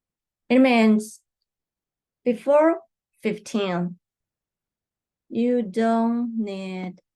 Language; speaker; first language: English; non-native, fluent; Chinese